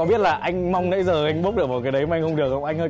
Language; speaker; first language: Vietnamese; native; Vietnamese